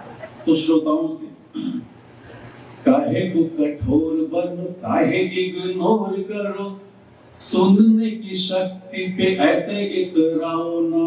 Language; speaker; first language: Hindi; native; Hindi